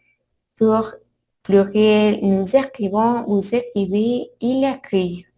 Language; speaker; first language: French; non-native, learner; Spanish